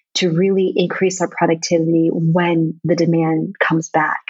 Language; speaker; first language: English; native; English